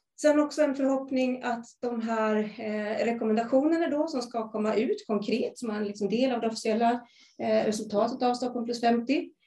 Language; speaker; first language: Swedish; native; Swedish